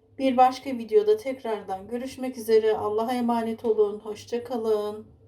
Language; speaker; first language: Turkish; native; Turkish